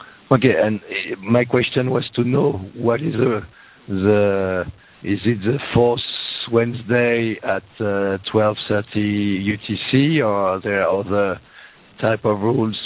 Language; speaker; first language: English; non-native, fluent; French